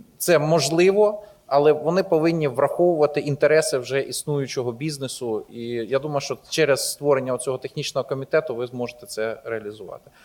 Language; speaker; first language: Ukrainian; native; Ukrainian